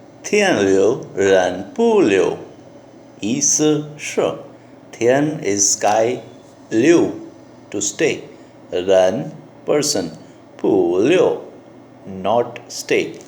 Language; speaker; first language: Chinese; non-native, learner; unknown